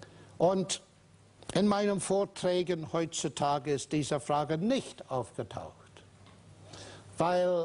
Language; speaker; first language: German; non-native, fluent; English